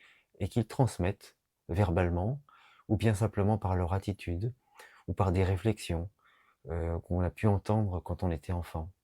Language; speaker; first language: French; native; French